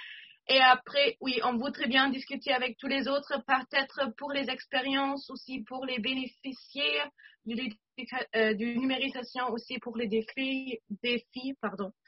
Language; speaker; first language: French; non-native, fluent; German